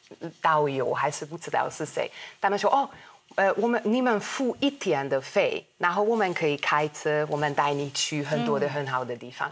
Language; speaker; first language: Chinese; non-native, fluent; Hungarian